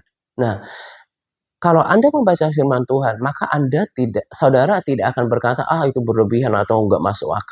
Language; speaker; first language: Indonesian; native; Indonesian